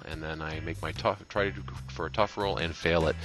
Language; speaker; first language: English; native; English